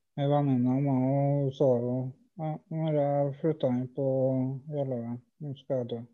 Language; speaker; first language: Norwegian; native; Norwegian